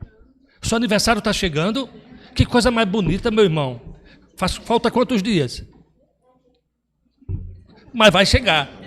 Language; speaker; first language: Portuguese; native; Portuguese